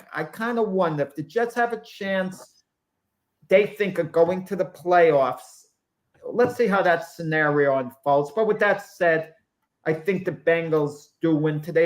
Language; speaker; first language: English; native; English